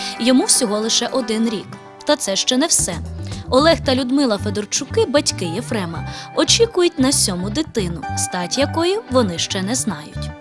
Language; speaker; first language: Ukrainian; native; Ukrainian